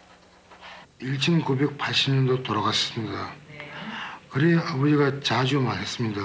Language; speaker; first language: Korean; early bilingual, heritage; Korean